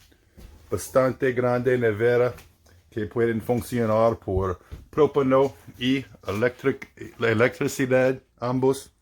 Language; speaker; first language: Spanish; non-native, fluent; English